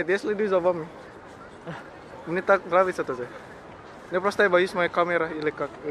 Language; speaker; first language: Russian; non-native, learner; Indonesian